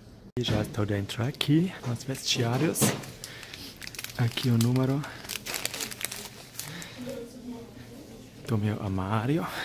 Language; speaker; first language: Portuguese; non-native, fluent; German